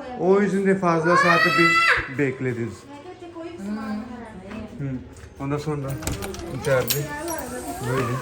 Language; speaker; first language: Turkish; non-native, learner; Urdu